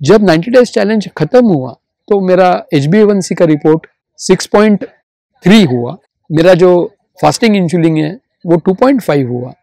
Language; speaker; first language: Hindi; non-native, local second language; Marathi